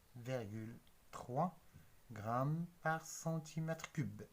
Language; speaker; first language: French; non-native, local second language; Arabic